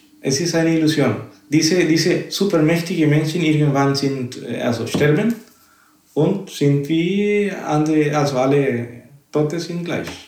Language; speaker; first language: German; non-native, fluent; Spanish